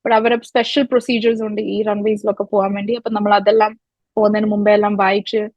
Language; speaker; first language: Malayalam; early bilingual, other home language; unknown